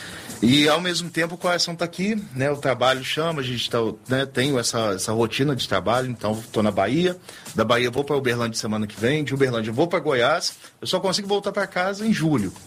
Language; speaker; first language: Portuguese; native; Portuguese